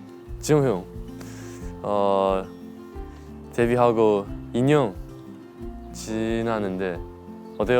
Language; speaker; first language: Korean; non-native, learner; Chinese